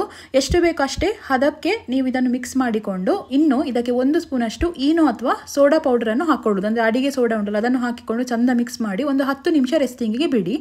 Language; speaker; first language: Kannada; native; Kannada